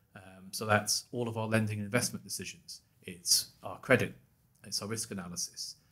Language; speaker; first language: English; native; English